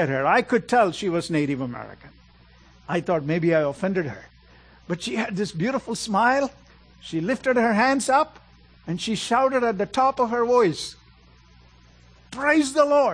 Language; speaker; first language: English; non-native, local second language; Malayalam